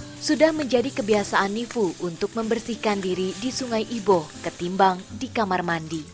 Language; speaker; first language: Indonesian; native; Indonesian